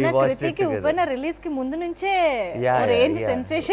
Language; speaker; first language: Telugu; native; Telugu